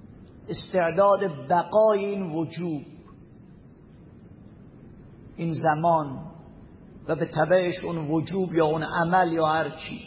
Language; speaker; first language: Persian; native; Persian